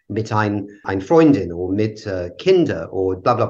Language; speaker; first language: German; non-native, learner; English